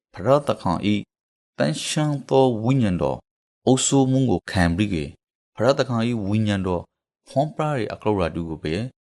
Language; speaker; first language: Burmese; native; Burmese